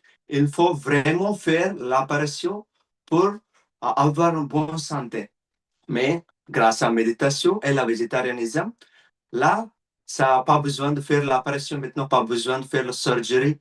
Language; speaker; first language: French; non-native, learner; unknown